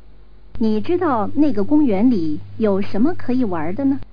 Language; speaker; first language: Chinese; non-native, learner; English